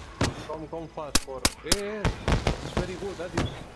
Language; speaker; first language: English; non-native, learner; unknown